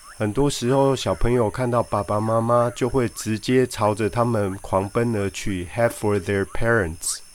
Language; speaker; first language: Chinese; native; Chinese